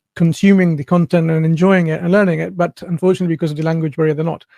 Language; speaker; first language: English; non-native, local second language; Bangla